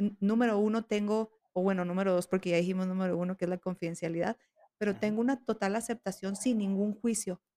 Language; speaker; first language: Spanish; native; Spanish